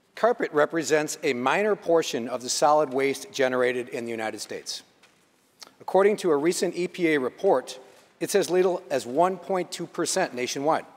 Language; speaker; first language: English; native; English